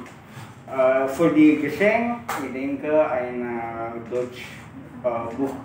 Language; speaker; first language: German; non-native, learner; Indonesian